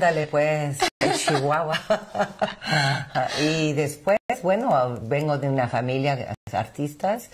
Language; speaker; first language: Spanish; non-native, fluent; English